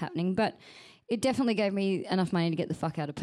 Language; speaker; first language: English; native; English